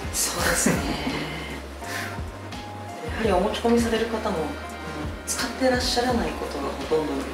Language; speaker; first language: Japanese; native; Japanese